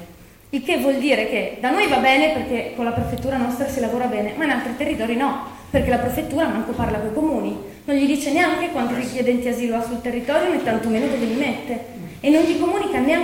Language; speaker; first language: Italian; native; Italian